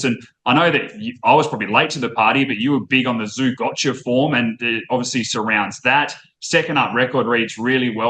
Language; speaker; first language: English; native; English